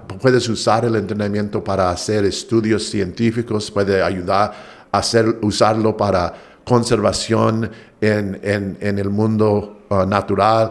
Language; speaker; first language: Spanish; non-native, fluent; English